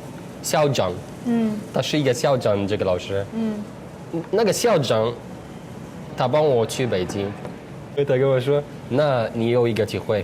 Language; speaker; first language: Chinese; non-native, learner; Arabic